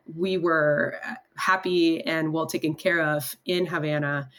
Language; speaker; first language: English; early bilingual, other home language; Spanish